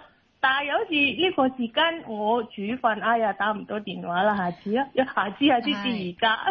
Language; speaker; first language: Cantonese; non-native, learner; Indonesian